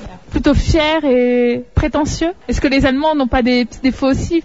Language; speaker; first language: French; non-native, fluent; German